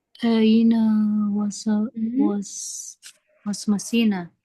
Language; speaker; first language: German; non-native, learner; Indonesian